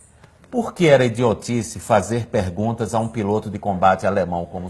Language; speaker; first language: Portuguese; native; Portuguese